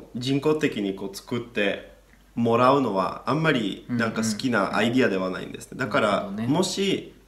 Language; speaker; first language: Japanese; non-native, fluent; Italian